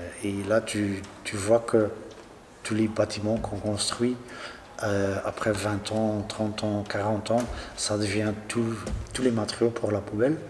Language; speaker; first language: French; non-native, local second language; Dutch